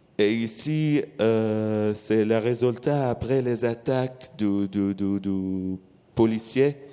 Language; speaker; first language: French; non-native, learner; Arabic